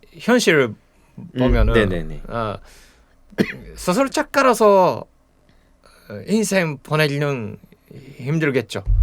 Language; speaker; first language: Korean; non-native, fluent; Japanese